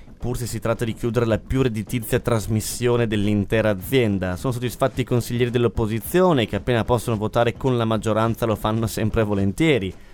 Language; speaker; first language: Italian; native; Italian